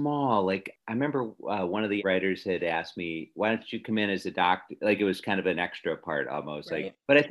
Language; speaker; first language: English; native; English